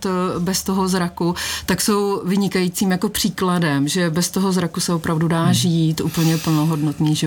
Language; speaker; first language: Czech; native; Czech